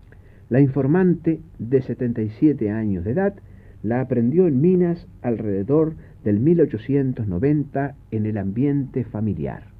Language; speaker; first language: Spanish; native; Spanish